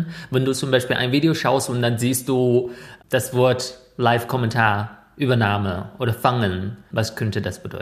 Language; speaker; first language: German; non-native, fluent; Chinese